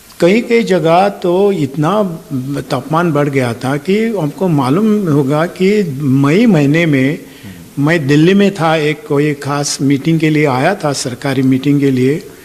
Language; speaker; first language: Hindi; non-native, local second language; Marathi